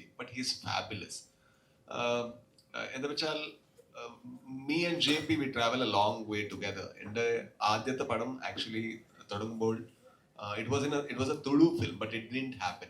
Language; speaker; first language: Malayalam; non-native, local second language; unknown